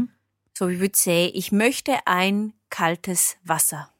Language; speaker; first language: German; non-native, fluent; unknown